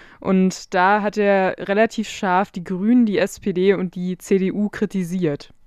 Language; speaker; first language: German; native; German